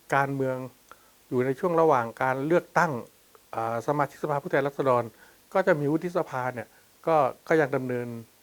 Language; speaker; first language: Thai; native; Thai